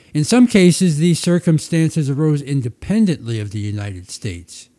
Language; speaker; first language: English; native; English